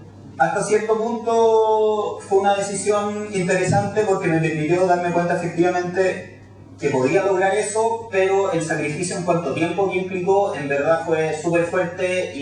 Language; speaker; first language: Spanish; native; Spanish